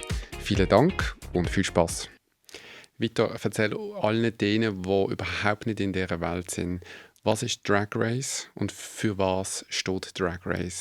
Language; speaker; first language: German; native; German